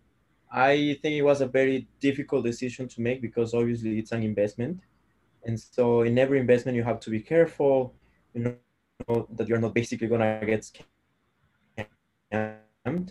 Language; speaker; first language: English; non-native, fluent; Spanish